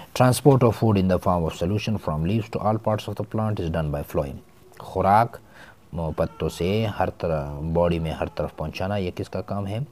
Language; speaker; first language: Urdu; non-native, local second language; Pashto